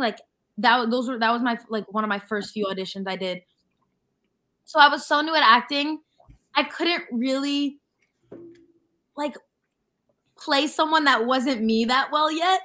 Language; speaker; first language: English; native; English